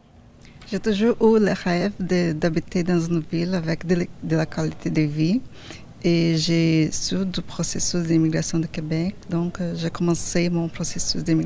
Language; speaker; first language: French; non-native, fluent; Portuguese